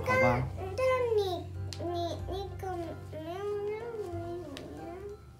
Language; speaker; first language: Chinese; early bilingual, heritage; Chinese